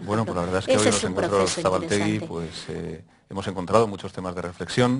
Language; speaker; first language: Spanish; native; Spanish